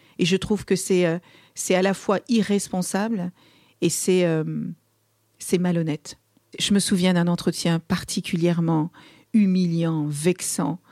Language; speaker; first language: French; early bilingual, other home language; Kabuverdianu